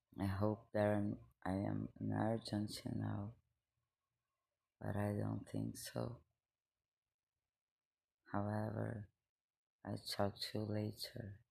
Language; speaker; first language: English; non-native, learner; Spanish